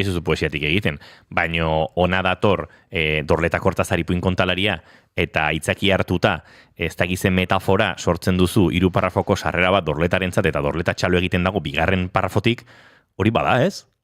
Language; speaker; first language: Basque; native; Basque